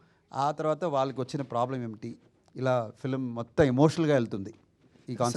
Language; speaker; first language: Telugu; non-native, fluent; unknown